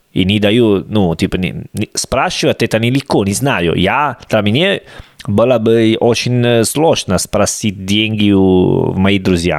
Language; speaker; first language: Russian; non-native, learner; Italian